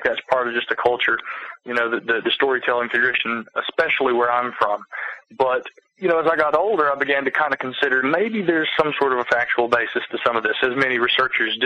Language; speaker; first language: English; native; English